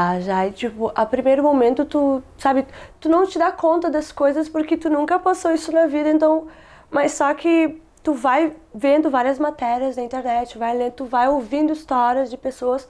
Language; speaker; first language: Portuguese; non-native, local second language; Kabuverdianu